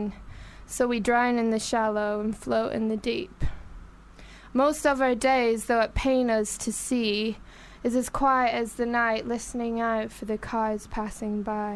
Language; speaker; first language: English; native; English